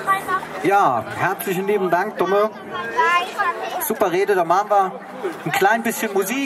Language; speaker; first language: German; native; German